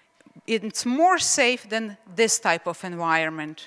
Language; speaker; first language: English; non-native, fluent; Czech